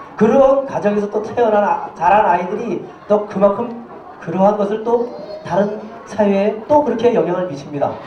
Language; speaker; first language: Korean; native; Korean